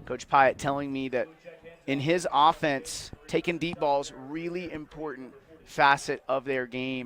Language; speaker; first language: English; native; English